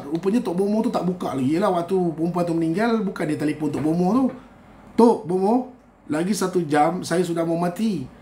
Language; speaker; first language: Malay; native; Malay